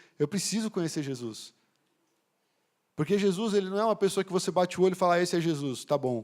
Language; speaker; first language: Portuguese; native; Portuguese